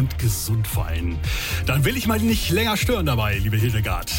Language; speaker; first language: German; native; German